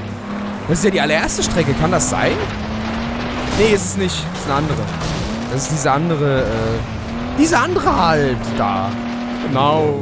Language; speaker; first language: German; native; German